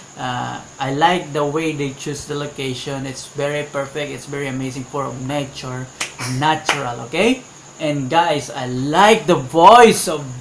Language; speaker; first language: English; non-native, local second language; Cebuano